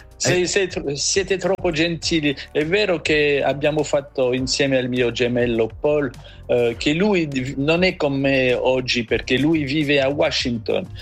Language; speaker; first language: Italian; early bilingual, heritage; Italian